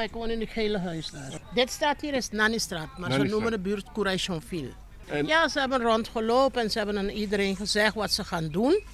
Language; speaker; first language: Dutch; non-native, local second language; Papiamento